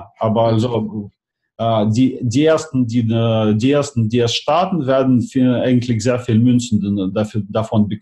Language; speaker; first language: German; non-native, fluent; Russian